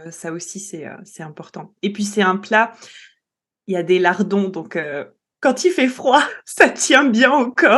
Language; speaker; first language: French; native; French